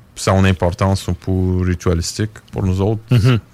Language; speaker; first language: French; non-native, fluent; Bulgarian